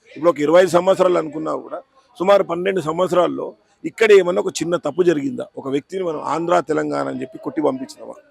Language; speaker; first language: Telugu; native; Telugu